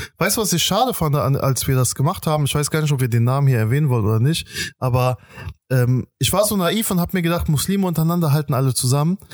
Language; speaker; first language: German; early bilingual, other home language; Persian